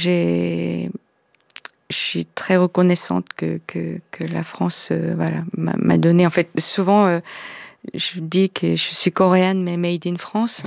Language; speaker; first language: French; non-native, fluent; Korean